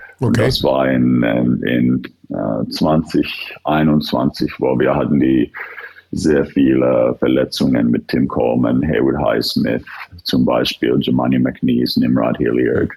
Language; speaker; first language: German; non-native, fluent; Finnish